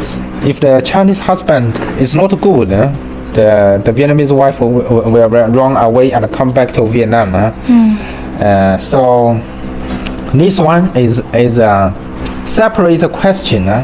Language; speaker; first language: English; non-native, fluent; Chinese